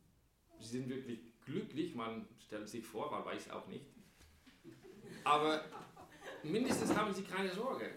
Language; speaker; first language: German; non-native, fluent; English